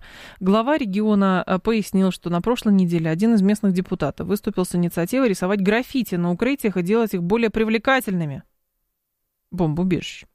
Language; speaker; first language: Russian; native; Russian